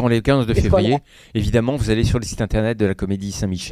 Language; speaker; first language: French; native; French